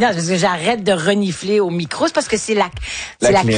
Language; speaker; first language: French; native; French